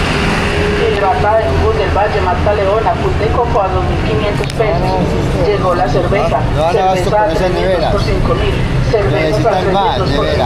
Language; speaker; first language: Spanish; native; Spanish